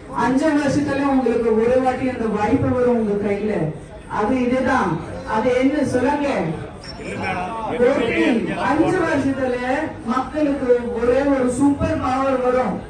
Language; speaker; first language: Tamil; non-native, fluent; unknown